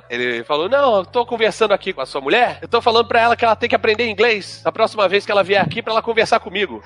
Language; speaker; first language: Portuguese; native; Portuguese